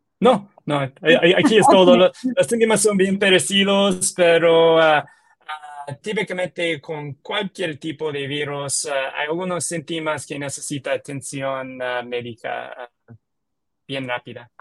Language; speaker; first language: Spanish; non-native, learner; English